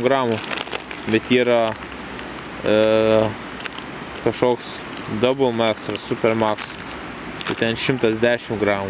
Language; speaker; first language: Lithuanian; native; Lithuanian